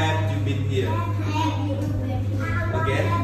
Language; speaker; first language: English; non-native, learner; Khmer